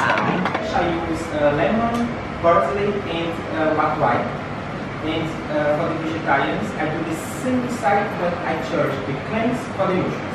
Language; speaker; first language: English; non-native, learner; Portuguese